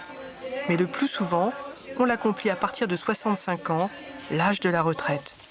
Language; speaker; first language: French; native; French